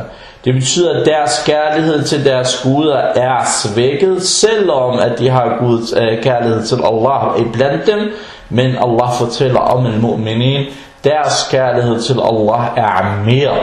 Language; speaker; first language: Danish; early bilingual, other home language; Arabic